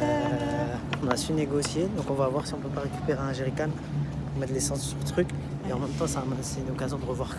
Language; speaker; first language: French; native; French